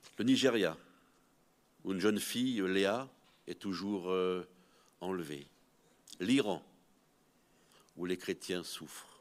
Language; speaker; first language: French; native; French